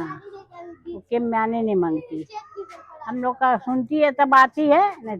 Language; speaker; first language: Hindi; early bilingual, heritage; Urdu